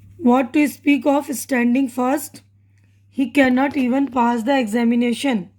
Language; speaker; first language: Urdu; native; Urdu